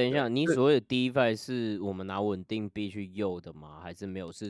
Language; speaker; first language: Chinese; native; Chinese